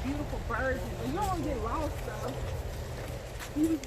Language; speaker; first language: English; native; English